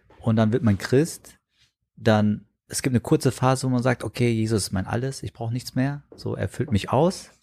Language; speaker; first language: German; native; German